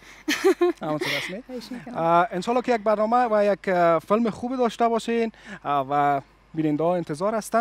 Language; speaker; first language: Persian; native; Persian